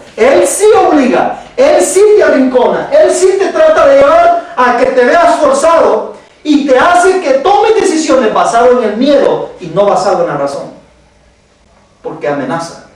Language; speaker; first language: Spanish; native; Spanish